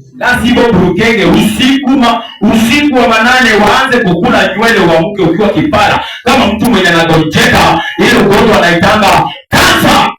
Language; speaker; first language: Swahili; non-native, local second language; Luo (Kenya and Tanzania)